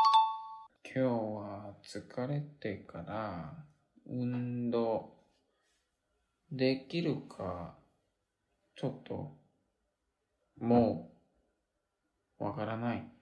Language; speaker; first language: Japanese; non-native, learner; Korean